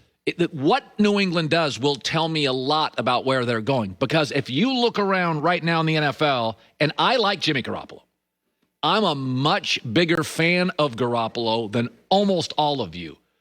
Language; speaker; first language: English; native; English